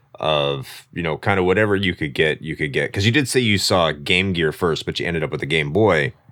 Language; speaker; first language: English; native; English